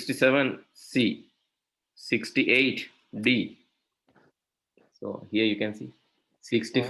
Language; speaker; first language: English; non-native, local second language; Sinhala